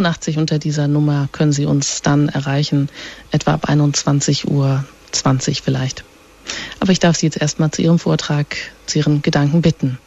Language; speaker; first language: German; native; German